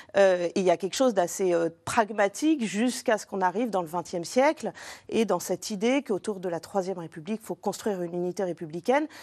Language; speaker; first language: French; native; French